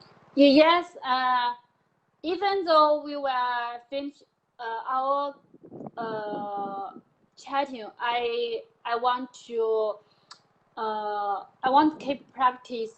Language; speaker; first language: English; non-native, learner; Chinese